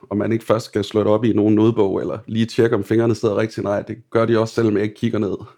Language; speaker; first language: Danish; native; Danish